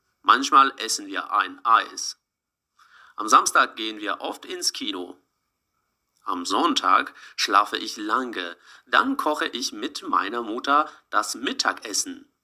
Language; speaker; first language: German; non-native, fluent; Ukrainian